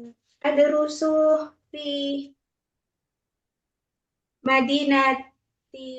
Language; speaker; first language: Arabic; non-native, learner; Indonesian